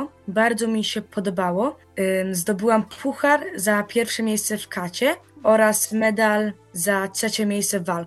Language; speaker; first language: Polish; early bilingual, heritage; Polish